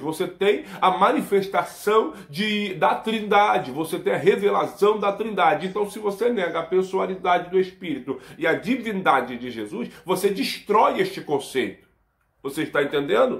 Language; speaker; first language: Portuguese; native; Portuguese